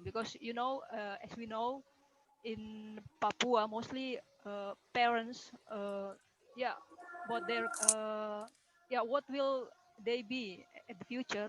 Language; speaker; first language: English; non-native, learner; Indonesian